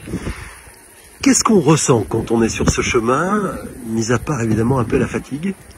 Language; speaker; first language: French; native; French